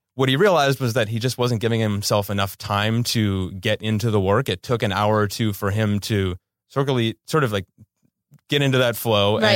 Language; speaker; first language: English; native; English